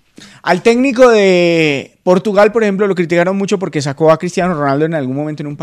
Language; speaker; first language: Spanish; native; Spanish